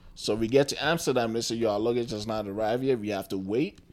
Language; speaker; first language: English; non-native, local second language; Akan